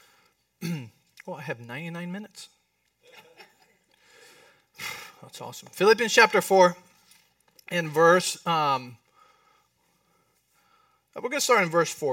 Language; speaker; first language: English; non-native, fluent; Spanish